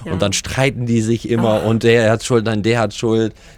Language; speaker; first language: German; native; German